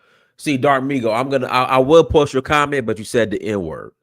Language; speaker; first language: English; native; English